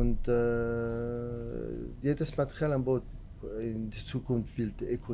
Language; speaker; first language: German; non-native, learner; French